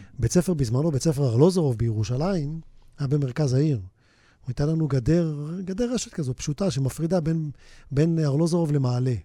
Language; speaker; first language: Hebrew; native; Hebrew